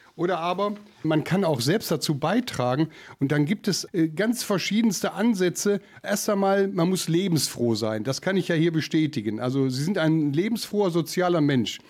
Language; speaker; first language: German; native; German